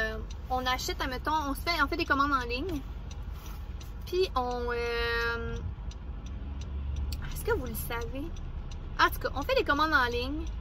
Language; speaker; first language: French; native; French